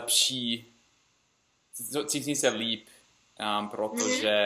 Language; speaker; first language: Czech; non-native, learner; English